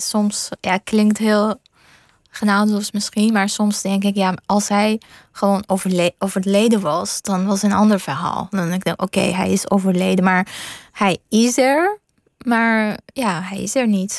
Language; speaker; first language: Dutch; non-native, fluent; Persian